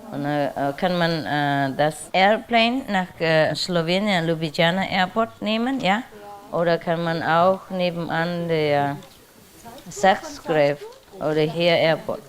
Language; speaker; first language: German; non-native, learner; Vietnamese